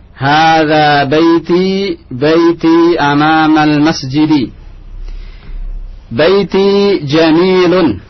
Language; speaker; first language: Arabic; non-native, fluent; Indonesian